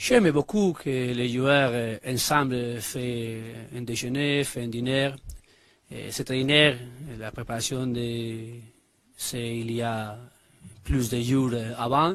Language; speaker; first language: French; non-native, learner; Spanish